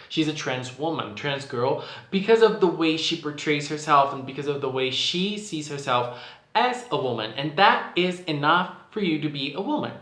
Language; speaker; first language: English; non-native, fluent; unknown